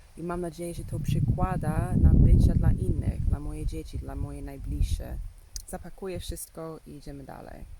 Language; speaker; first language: Polish; non-native, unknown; English